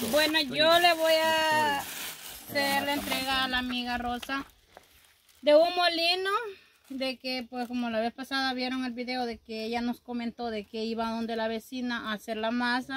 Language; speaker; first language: Spanish; native; Spanish